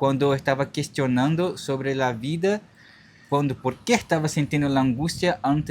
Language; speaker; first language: Spanish; non-native, learner; Portuguese